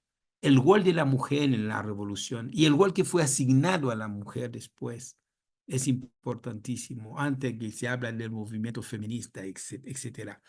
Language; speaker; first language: Spanish; non-native, fluent; Haitian Creole